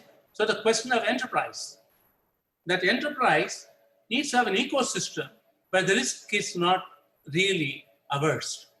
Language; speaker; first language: English; non-native, local second language; Tamil